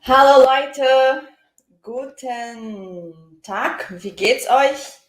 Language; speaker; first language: German; non-native, fluent; Portuguese